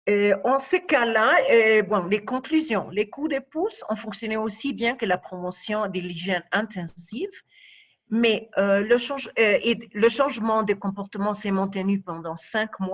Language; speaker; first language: French; non-native, fluent; Spanish